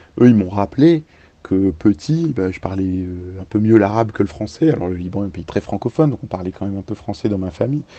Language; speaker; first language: French; early bilingual, other home language; Arabic